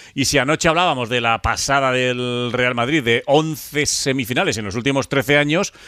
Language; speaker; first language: Spanish; native; Spanish